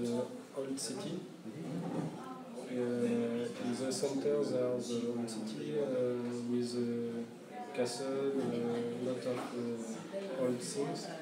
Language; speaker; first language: English; non-native, learner; French